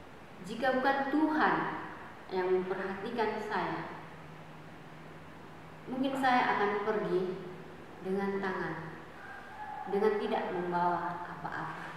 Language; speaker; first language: Indonesian; native; Indonesian